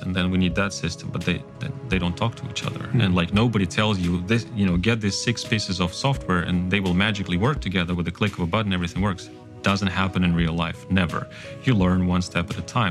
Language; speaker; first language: English; non-native, fluent; Kazakh